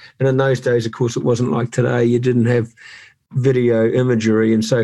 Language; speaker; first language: English; native; English